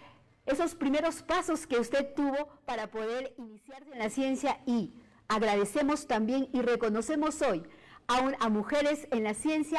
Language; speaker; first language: Spanish; native; Spanish